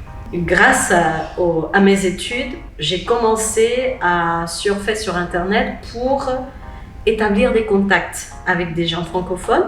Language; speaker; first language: French; non-native, fluent; Spanish